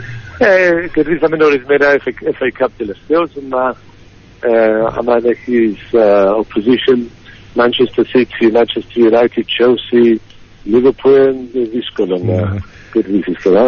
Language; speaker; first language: Greek; early bilingual, heritage; Greek